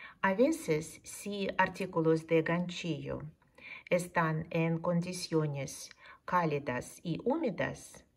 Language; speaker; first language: Spanish; non-native, fluent; Russian